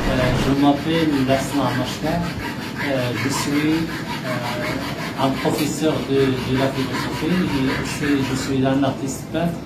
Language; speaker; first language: French; non-native, local second language; Arabic